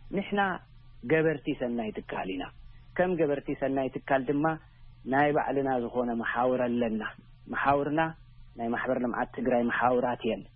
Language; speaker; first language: Tigrinya; native; Tigrinya